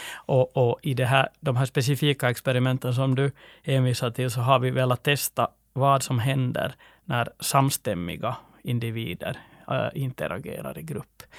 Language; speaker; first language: Swedish; native; Swedish